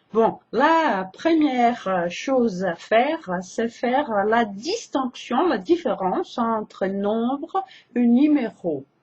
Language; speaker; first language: French; non-native, fluent; Portuguese